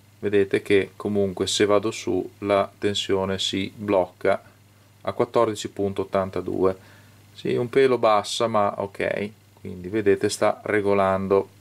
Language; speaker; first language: Italian; native; Italian